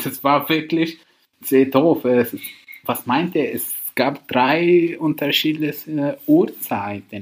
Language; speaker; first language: German; non-native, learner; Arabic